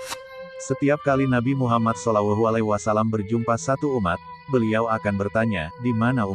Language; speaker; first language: Indonesian; native; Indonesian